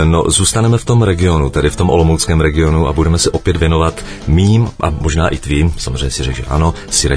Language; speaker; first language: Czech; native; Czech